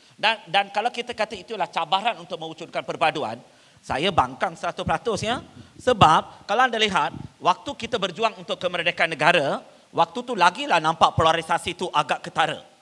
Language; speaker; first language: Malay; non-native, local second language; Tamil